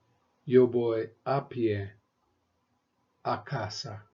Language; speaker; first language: Spanish; non-native, fluent; English